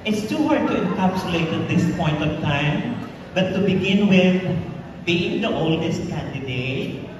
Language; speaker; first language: English; non-native, local second language; Filipino